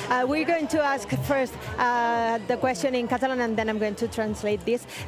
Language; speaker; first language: English; non-native, fluent; Catalan